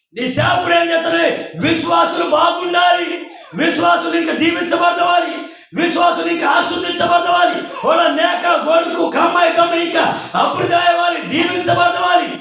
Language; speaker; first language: Telugu; non-native, local second language; Koya